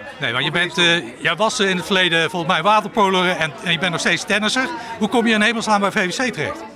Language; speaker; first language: Dutch; native; Dutch